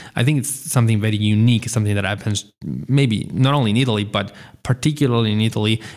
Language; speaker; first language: English; non-native, fluent; Italian